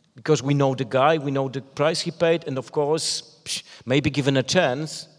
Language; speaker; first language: English; non-native, fluent; Polish